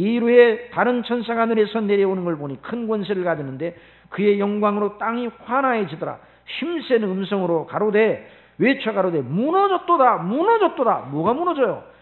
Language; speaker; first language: Korean; native; Korean